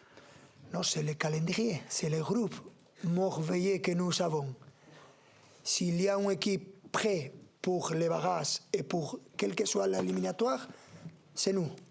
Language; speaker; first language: French; non-native, learner; Spanish